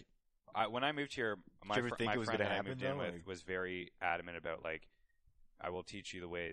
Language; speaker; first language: English; native; English